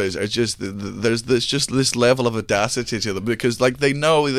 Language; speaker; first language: English; native; English